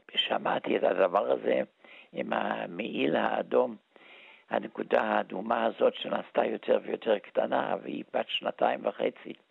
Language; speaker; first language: Hebrew; early bilingual, other home language; German